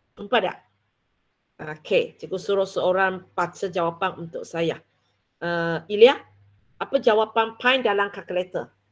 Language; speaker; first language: Malay; non-native, local second language; Chinese